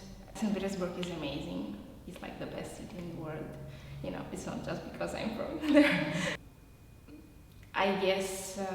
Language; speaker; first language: English; non-native, fluent; Russian